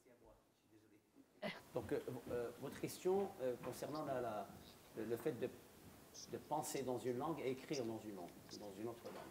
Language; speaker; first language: French; non-native, local second language; Arabic